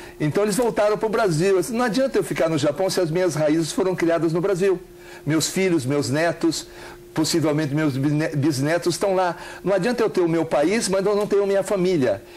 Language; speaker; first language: Portuguese; native; Portuguese